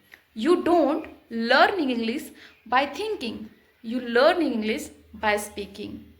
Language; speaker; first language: English; non-native, fluent; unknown